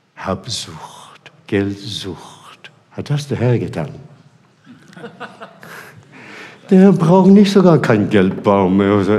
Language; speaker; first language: German; non-native, fluent; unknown